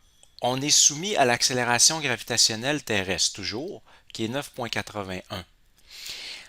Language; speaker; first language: French; native; French